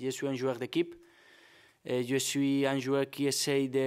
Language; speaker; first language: French; non-native, fluent; Spanish